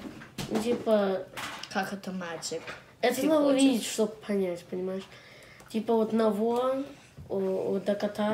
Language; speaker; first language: Russian; early bilingual, heritage; English